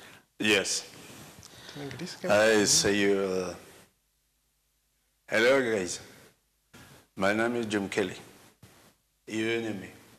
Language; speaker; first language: English; non-native, learner; Malagasy